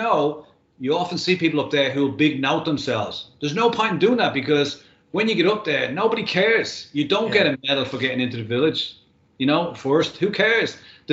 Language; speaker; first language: English; native; English